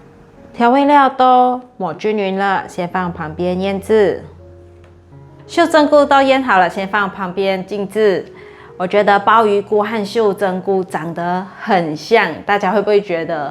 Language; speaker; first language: Chinese; native; Chinese